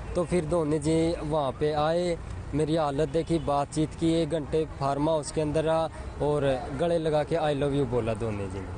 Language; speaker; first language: Hindi; native; Hindi